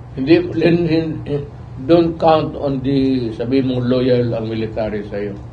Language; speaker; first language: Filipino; non-native, local second language; Cebuano